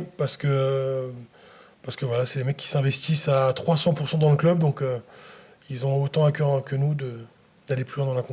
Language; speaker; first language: French; native; French